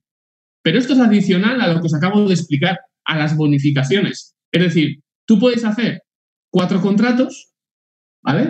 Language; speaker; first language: Spanish; native; Spanish